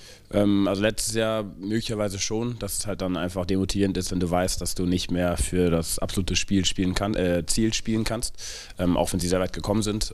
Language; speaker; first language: German; native; German